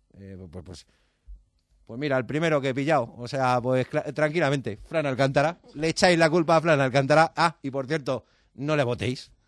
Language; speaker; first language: Spanish; native; Spanish